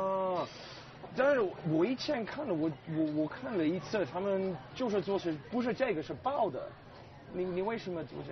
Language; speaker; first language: Chinese; non-native, fluent; English